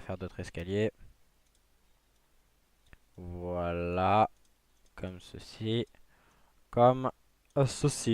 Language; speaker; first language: French; native; French